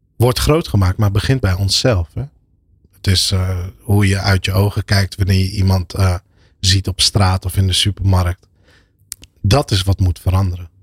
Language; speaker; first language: Dutch; early bilingual, other home language; Arabic